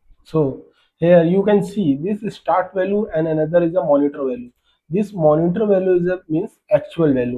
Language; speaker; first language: English; non-native, local second language; Hindi